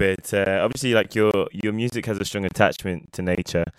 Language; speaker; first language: English; native; English